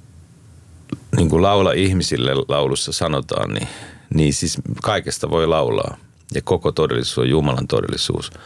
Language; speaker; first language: Finnish; native; Finnish